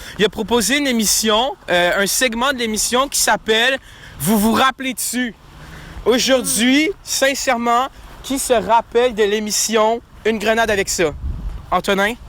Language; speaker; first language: French; native; French